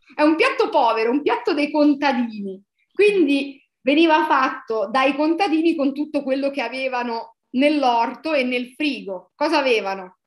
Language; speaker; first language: Italian; native; Italian